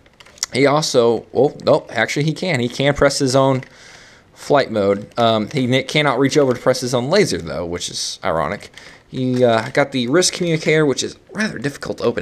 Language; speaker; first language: English; native; English